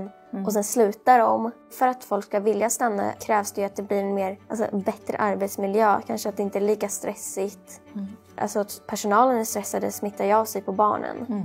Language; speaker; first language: Swedish; native; Swedish